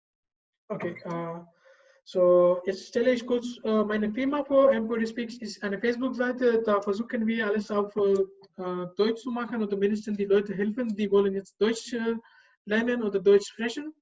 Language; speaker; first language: German; non-native, learner; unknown